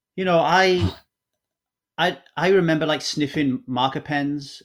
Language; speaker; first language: English; native; English